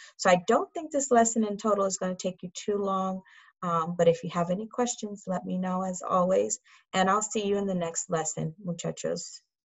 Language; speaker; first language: English; native; English